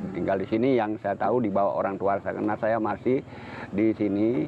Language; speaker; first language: Indonesian; native; Indonesian